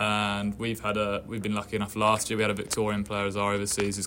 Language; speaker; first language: English; native; English